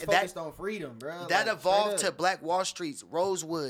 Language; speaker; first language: English; native; English